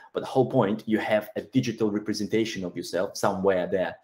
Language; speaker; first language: English; non-native, fluent; Russian